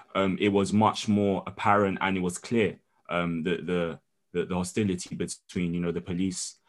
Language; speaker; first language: English; native; English